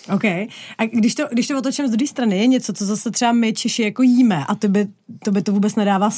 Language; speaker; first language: Czech; native; Czech